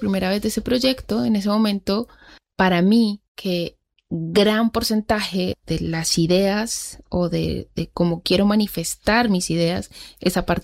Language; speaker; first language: Spanish; native; Spanish